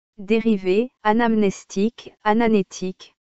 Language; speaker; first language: French; native; French